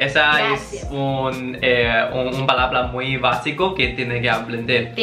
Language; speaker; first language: Spanish; non-native, learner; Chinese